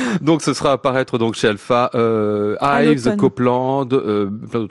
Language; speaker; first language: French; native; French